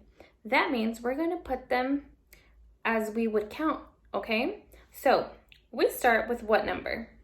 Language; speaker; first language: English; native; English